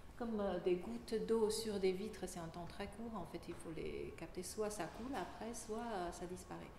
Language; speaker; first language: French; non-native, fluent; Chinese